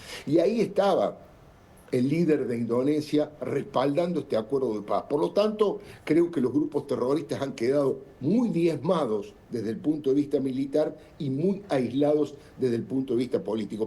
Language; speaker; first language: Spanish; native; Spanish